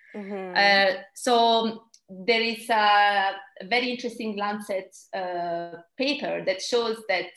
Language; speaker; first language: English; non-native, fluent; Italian